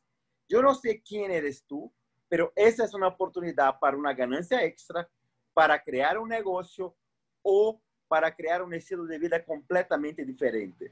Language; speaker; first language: Spanish; non-native, fluent; Portuguese